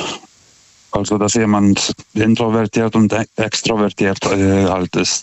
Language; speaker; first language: German; non-native, fluent; Lithuanian